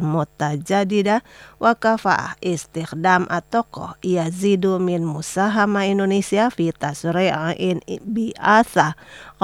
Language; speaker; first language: Arabic; non-native, learner; Indonesian